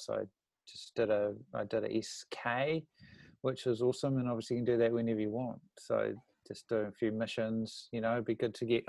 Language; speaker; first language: English; native; English